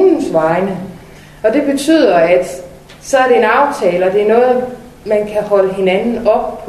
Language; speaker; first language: Danish; native; Danish